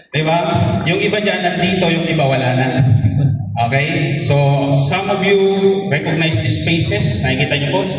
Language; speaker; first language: Filipino; non-native, local second language; Bikol